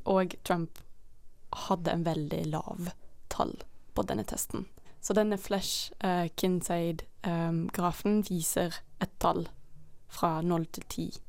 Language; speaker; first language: Norwegian; non-native, fluent; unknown